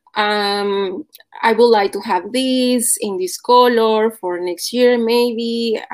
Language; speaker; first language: English; non-native, fluent; Spanish